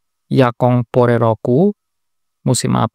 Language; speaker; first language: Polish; non-native, learner; Indonesian